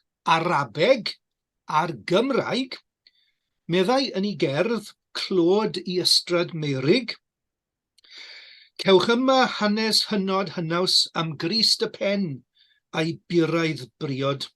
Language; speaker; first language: Welsh; native; Welsh